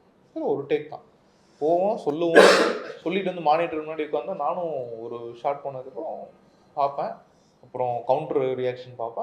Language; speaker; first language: Tamil; native; Tamil